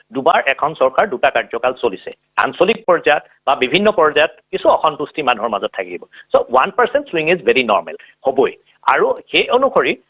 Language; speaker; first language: Assamese; native; Assamese